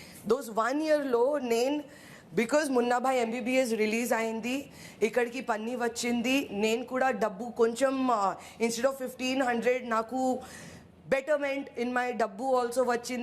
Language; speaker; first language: Telugu; non-native, fluent; Hindi